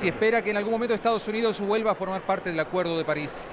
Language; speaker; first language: Spanish; native; Spanish